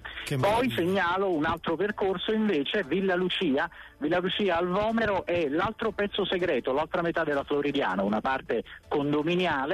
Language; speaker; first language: Italian; native; Italian